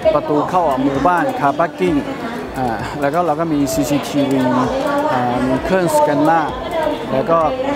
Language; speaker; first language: Thai; non-native, fluent; Chinese